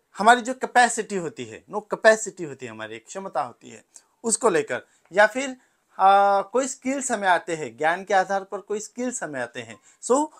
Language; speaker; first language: Hindi; non-native, local second language; Marathi